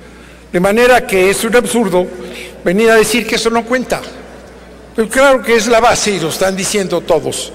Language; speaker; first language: Spanish; native; Spanish